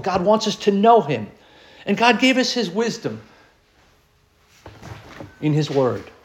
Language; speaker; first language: English; native; English